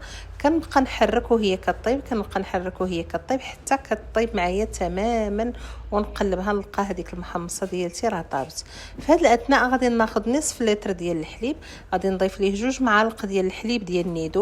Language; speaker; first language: Arabic; native; Arabic